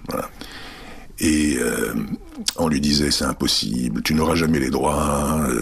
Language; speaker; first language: French; early bilingual, other home language; Czech